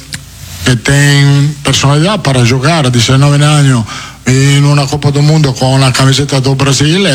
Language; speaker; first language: Portuguese; non-native, fluent; Italian